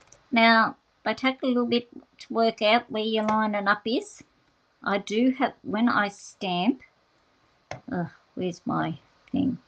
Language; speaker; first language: English; native; English